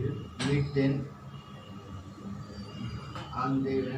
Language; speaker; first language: German; non-native, learner; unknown